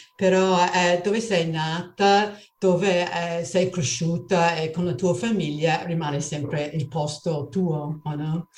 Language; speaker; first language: Italian; non-native, fluent; English